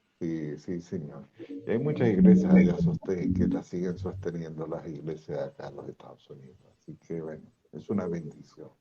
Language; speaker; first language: Spanish; native; Spanish